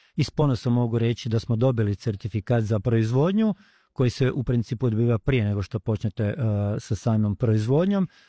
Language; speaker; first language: Croatian; native; Croatian